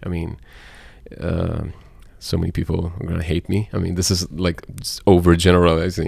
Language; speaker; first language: English; non-native, fluent; Persian